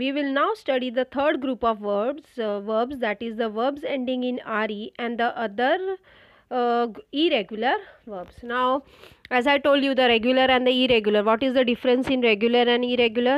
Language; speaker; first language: English; non-native, local second language; Marathi